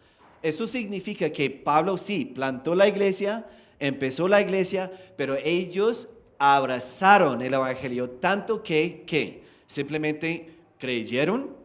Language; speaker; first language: Spanish; non-native, fluent; English